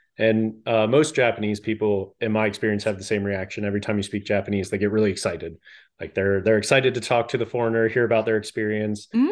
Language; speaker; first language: English; native; English